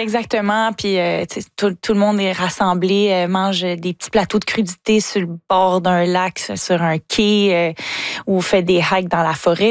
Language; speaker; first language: French; native; French